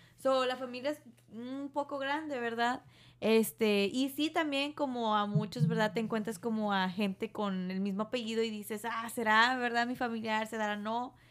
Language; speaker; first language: Spanish; early bilingual, heritage; Spanish